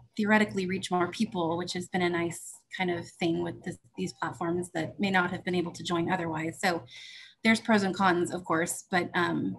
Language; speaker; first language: English; native; English